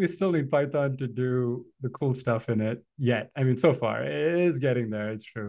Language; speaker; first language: English; non-native, local second language; Malayalam